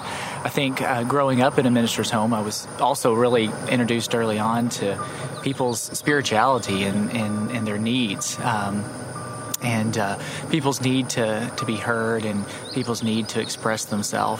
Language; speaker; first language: English; native; English